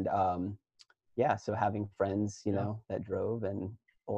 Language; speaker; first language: English; native; English